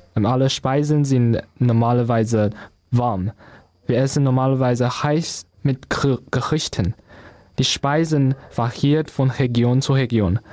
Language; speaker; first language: German; non-native, learner; Chinese